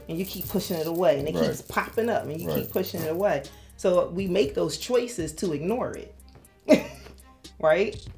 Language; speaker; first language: English; native; English